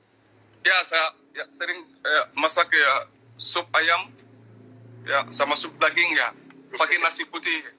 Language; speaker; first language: Indonesian; non-native, learner; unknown